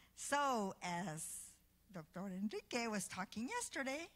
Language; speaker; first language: English; early bilingual, other home language; Spanish